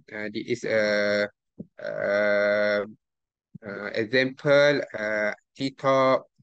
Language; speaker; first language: English; non-native, local second language; Malay